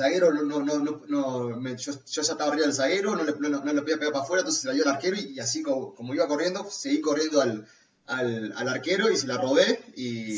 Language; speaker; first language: Spanish; native; Spanish